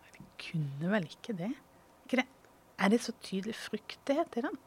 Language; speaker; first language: Norwegian; native; Norwegian